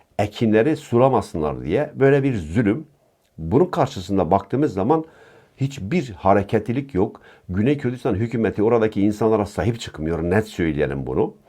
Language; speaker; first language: Turkish; non-native, local second language; Kurdish